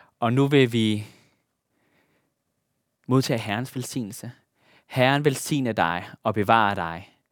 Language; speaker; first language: Danish; native; Danish